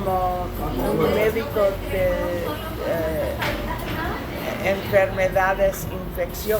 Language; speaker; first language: Spanish; non-native, learner; English